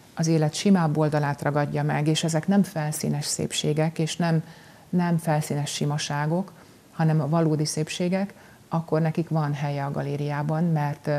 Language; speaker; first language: Hungarian; native; Hungarian